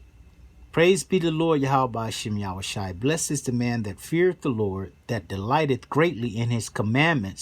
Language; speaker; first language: English; native; English